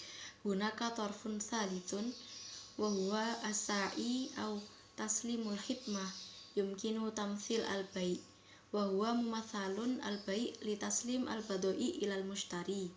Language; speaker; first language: Arabic; non-native, learner; Indonesian